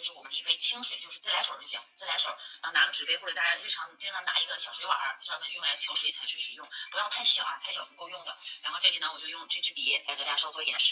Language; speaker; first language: Chinese; native; Chinese